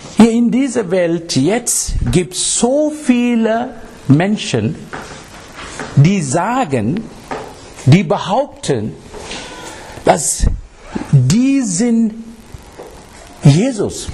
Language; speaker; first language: German; non-native, fluent; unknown